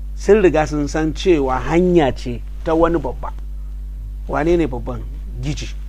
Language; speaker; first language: Hausa; native; Hausa